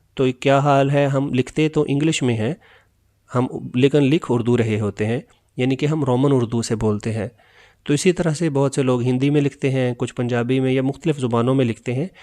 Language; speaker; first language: Urdu; native; Urdu